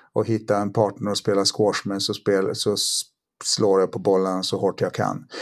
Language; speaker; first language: Swedish; early bilingual, other home language; Polish